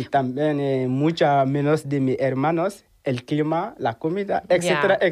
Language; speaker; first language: Spanish; non-native, learner; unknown